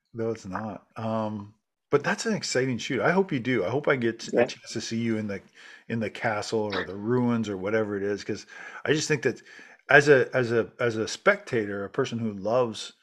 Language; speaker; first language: English; native; English